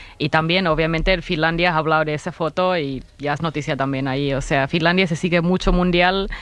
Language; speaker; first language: Spanish; non-native, fluent; Finnish